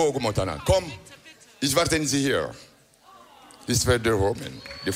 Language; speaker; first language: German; non-native, learner; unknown